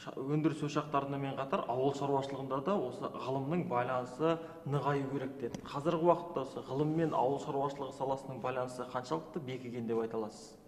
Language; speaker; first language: Kazakh; native; Kazakh